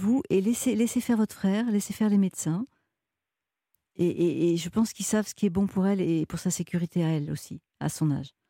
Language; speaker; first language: French; native; French